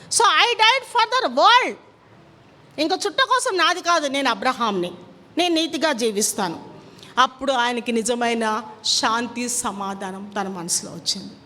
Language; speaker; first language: Telugu; non-native, local second language; Kannada